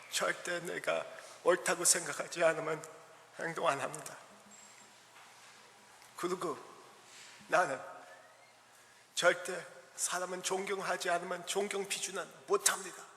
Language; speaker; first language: Korean; early bilingual, heritage; Korean